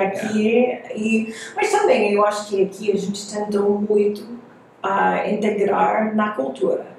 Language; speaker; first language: Portuguese; non-native, fluent; English